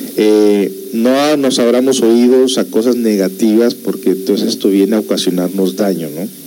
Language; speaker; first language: Spanish; early bilingual, heritage; Spanish